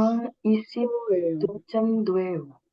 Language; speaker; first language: Korean; non-native, learner; Indonesian